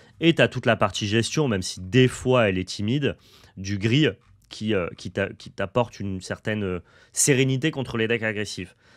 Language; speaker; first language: French; native; French